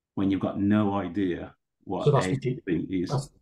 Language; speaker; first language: English; native; English